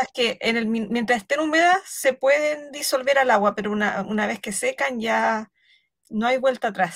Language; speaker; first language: Spanish; native; Spanish